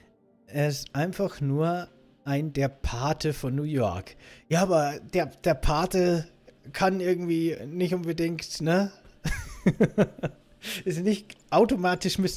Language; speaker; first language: German; native; German